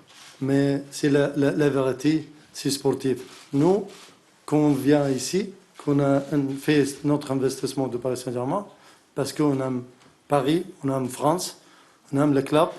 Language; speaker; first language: French; non-native, learner; Arabic